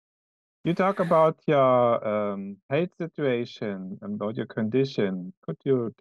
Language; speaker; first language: English; non-native, fluent; German